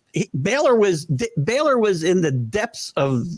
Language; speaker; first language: English; native; English